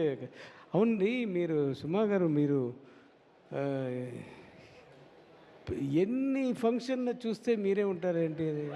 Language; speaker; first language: Telugu; non-native, learner; Tamil